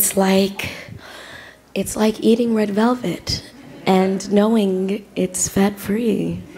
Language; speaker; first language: English; early bilingual, other home language; Spanish